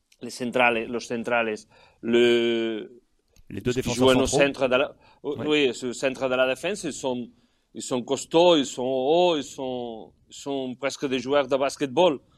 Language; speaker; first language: French; non-native, fluent; Catalan